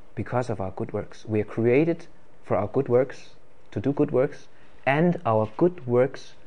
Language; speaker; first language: English; non-native, fluent; Danish